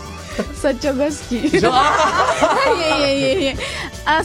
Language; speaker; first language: Japanese; non-native, learner; Indonesian